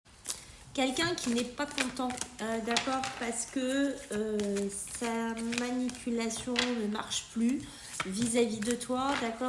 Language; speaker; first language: French; native; French